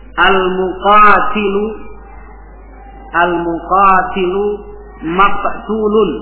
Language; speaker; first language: Arabic; non-native, fluent; Indonesian